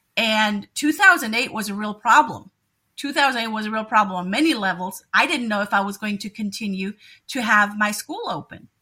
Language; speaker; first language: English; non-native, fluent; German